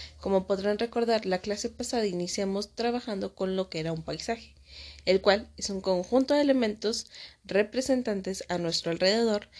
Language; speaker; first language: Spanish; native; Spanish